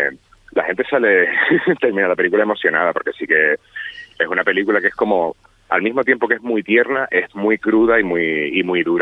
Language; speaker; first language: Spanish; native; Spanish